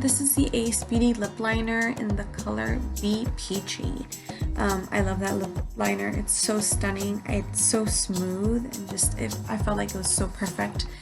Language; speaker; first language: English; native; English